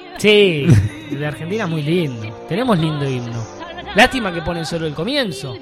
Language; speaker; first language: Spanish; native; Spanish